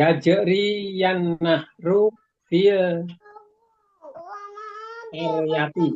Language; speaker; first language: Arabic; non-native, learner; Indonesian